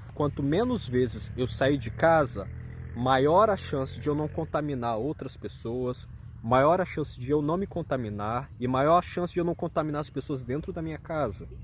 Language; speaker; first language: Portuguese; native; Portuguese